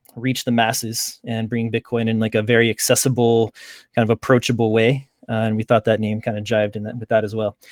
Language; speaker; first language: English; native; English